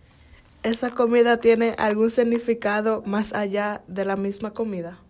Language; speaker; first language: Spanish; early bilingual, heritage; Spanish